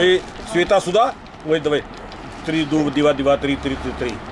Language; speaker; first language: Russian; non-native, learner; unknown